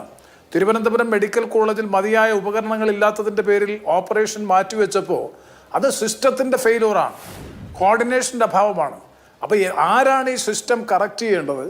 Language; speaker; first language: Malayalam; native; Malayalam